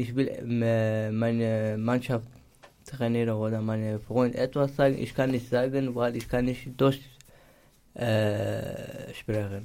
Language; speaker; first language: German; non-native, learner; Turkish